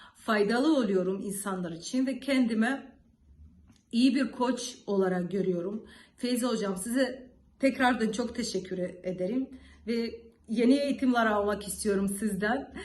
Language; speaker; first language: Turkish; non-native, learner; Georgian